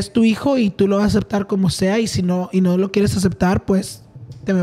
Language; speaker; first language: Spanish; early bilingual, heritage; Spanish